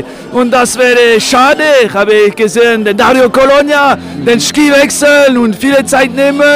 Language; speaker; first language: German; non-native, local second language; French